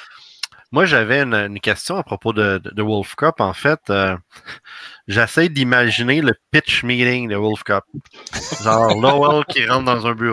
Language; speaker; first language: French; native; French